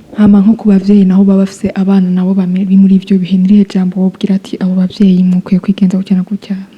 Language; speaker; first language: Rundi; native; Rundi